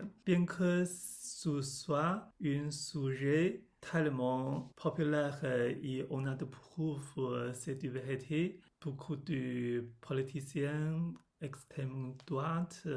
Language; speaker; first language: French; non-native, learner; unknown